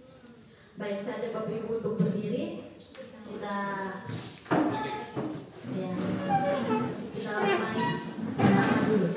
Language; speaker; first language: Indonesian; native; Indonesian